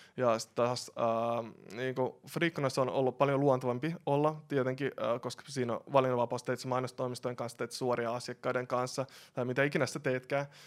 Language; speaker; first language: Finnish; early bilingual, other home language; Russian